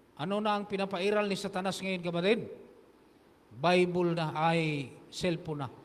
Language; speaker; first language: Filipino; non-native, local second language; Hiligaynon